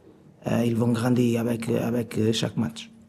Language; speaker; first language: French; non-native, learner; Portuguese